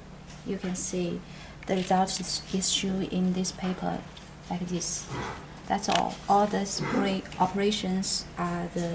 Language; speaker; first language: English; non-native, learner; Chinese